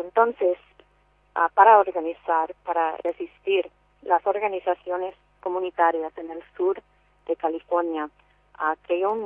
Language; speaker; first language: Spanish; non-native, fluent; English